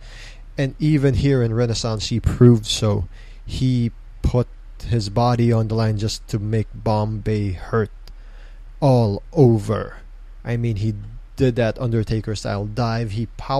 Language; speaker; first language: English; non-native, local second language; Filipino